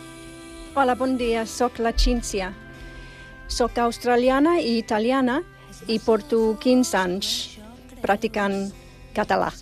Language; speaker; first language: Catalan; non-native, fluent; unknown